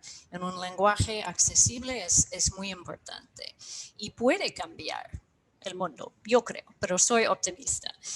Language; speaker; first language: Spanish; non-native, fluent; English